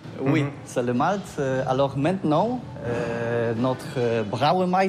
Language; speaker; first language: French; non-native, fluent; Polish